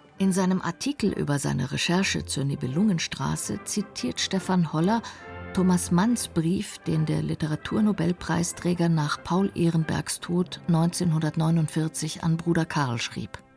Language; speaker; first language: German; native; German